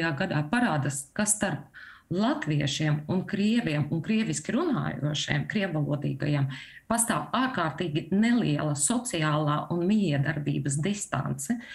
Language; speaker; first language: Latvian; non-native, local second language; Russian